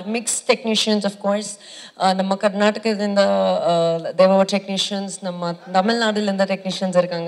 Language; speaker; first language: Tamil; non-native, learner; Kannada